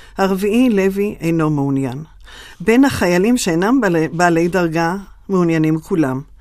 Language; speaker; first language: Hebrew; native; Hebrew